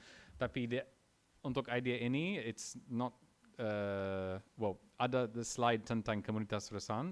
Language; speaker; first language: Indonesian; non-native, learner; English